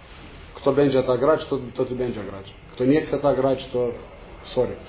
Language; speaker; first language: Polish; non-native, fluent; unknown